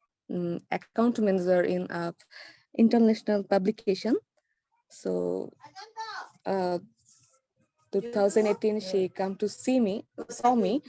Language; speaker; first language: English; non-native, learner; Bangla